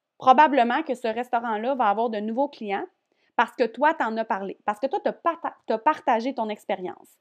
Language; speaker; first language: French; native; French